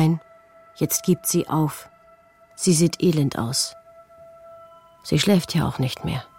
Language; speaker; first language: German; native; German